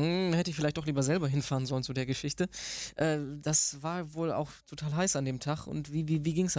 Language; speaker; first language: German; native; German